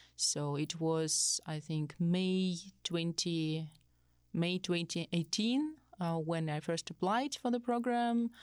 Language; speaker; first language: English; non-native, fluent; Russian